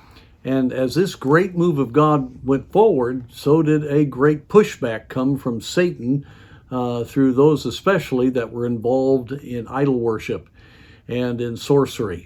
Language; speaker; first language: English; native; English